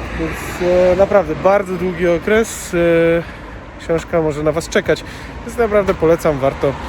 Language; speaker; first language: Polish; native; Polish